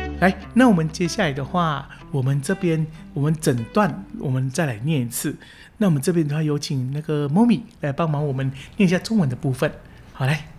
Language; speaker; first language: Chinese; early bilingual, heritage; Chinese